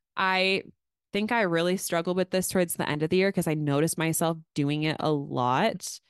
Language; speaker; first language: English; native; English